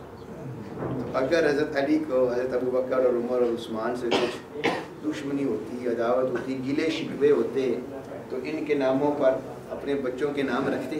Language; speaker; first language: Urdu; native; Urdu